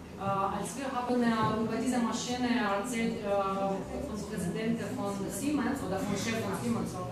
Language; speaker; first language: German; non-native, learner; Russian